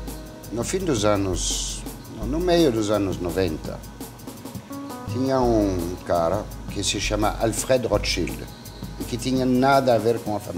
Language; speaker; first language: Portuguese; non-native, fluent; French